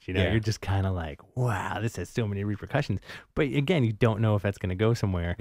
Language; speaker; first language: English; native; English